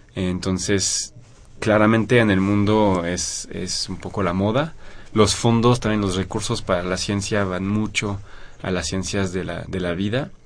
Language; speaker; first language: Spanish; non-native, fluent; French